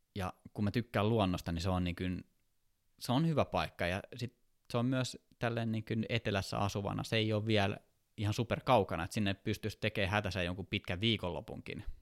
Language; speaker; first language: Finnish; native; Finnish